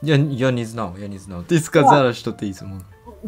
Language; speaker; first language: Russian; non-native, learner; Japanese